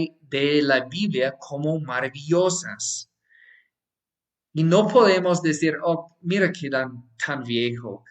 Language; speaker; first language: Spanish; non-native, fluent; English